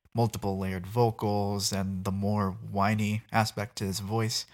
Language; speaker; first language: English; native; English